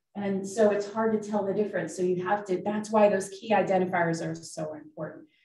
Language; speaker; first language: English; native; English